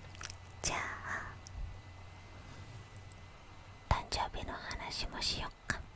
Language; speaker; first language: Japanese; non-native, fluent; Indonesian